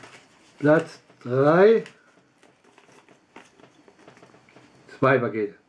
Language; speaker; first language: German; non-native, learner; Russian